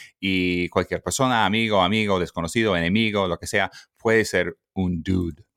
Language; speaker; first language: Spanish; non-native, fluent; English